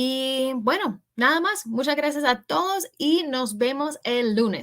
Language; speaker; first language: Spanish; early bilingual, heritage; English